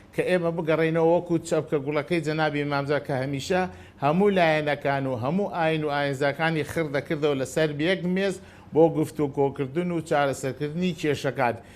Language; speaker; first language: Central Kurdish; non-native, local second language; Azerbaijani